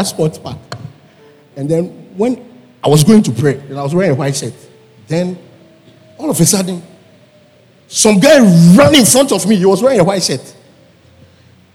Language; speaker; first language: English; non-native, local second language; Akan